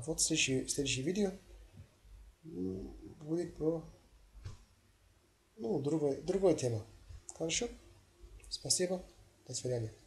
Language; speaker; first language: Russian; non-native, learner; English